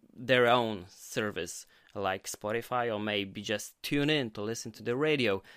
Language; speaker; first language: English; non-native, fluent; Polish